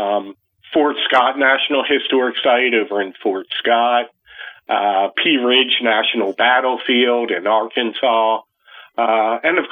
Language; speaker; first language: English; native; English